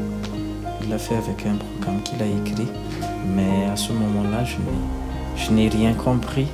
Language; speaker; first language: French; non-native, local second language; Malagasy